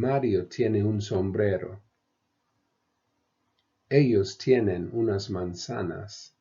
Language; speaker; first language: Spanish; non-native, fluent; English